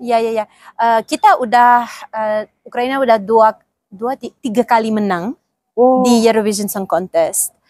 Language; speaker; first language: Indonesian; non-native, fluent; Ukrainian